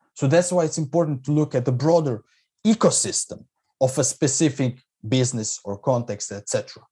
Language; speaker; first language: English; non-native, fluent; Croatian